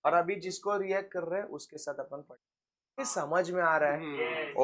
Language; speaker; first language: Hindi; non-native, local second language; Marathi